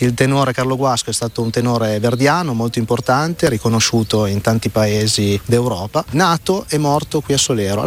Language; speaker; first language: Italian; native; Italian